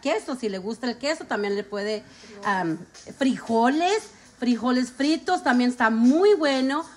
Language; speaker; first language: Spanish; early bilingual, heritage; Spanish